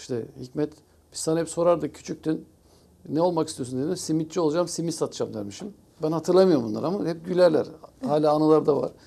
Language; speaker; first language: Turkish; early bilingual, heritage; Turkish